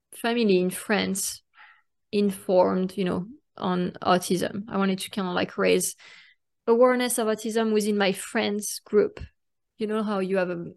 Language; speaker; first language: English; non-native, fluent; French